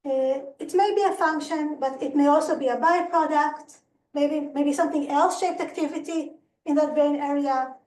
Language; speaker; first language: English; non-native, fluent; Hebrew